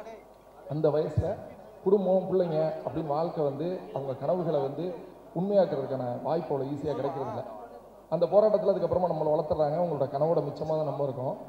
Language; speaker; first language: Tamil; native; Tamil